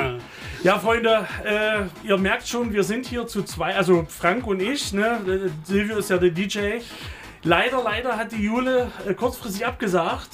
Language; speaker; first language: German; native; German